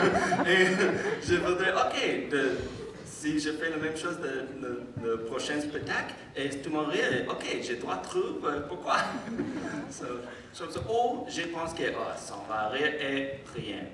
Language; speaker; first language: French; non-native, learner; English